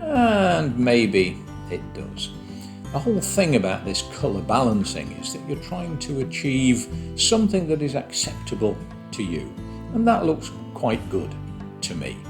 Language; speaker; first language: English; native; English